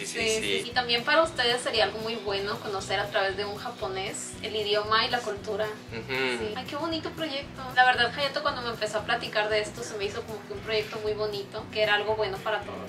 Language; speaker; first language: Spanish; native; Spanish